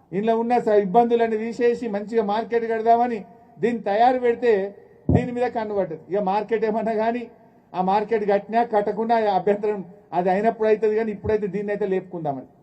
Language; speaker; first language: Telugu; native; Telugu